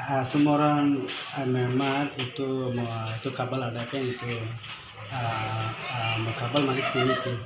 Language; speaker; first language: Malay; non-native, learner; Rohingya